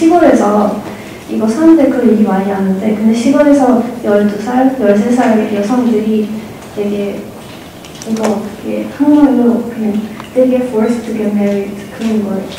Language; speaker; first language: Korean; non-native, fluent; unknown